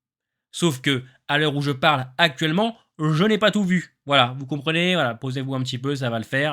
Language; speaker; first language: French; native; French